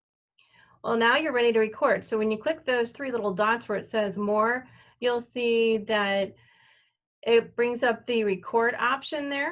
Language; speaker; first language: English; native; English